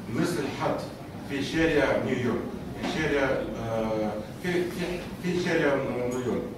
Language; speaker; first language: Arabic; non-native, fluent; Russian